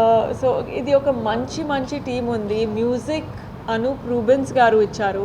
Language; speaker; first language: Telugu; non-native, fluent; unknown